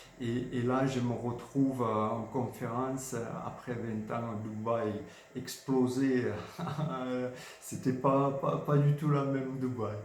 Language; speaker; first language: French; non-native, fluent; Georgian